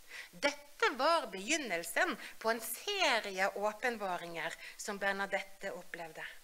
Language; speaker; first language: Norwegian; native; Norwegian